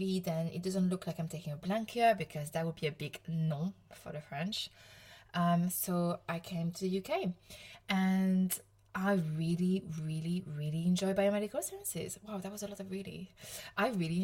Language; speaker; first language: English; non-native, fluent; French